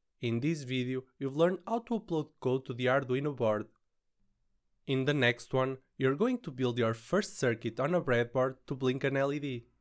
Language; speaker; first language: English; non-native, fluent; Portuguese